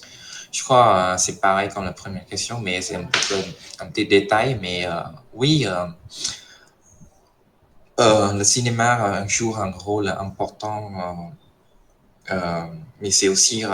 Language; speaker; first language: French; non-native, fluent; Khmer